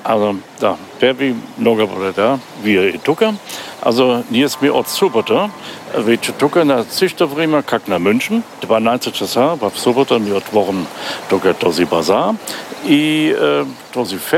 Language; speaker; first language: Bulgarian; non-native, learner; German